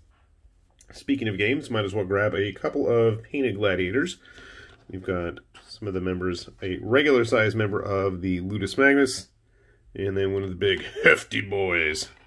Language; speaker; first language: English; native; English